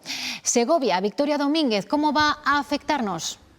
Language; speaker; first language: Spanish; native; Spanish